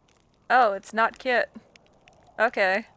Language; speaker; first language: English; native; English